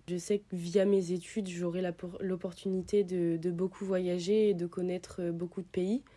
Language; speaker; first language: French; early bilingual, other home language; Italian